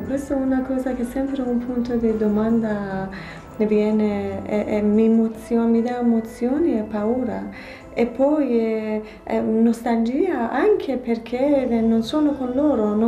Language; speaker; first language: Italian; non-native, fluent; Persian